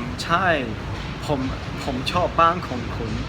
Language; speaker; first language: Thai; non-native, learner; English